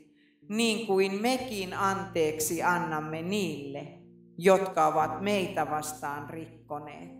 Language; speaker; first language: Finnish; native; Finnish